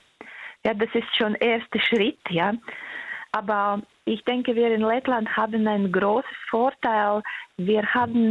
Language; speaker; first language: German; non-native, fluent; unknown